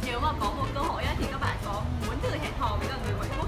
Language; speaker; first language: Vietnamese; native; Vietnamese